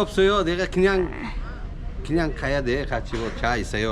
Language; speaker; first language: Korean; non-native, learner; Uzbek